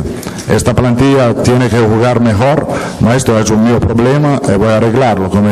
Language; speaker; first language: Spanish; non-native, fluent; Italian